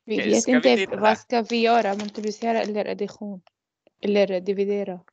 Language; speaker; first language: Swedish; non-native, learner; Arabic